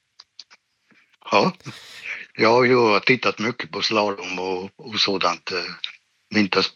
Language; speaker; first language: Swedish; non-native, fluent; German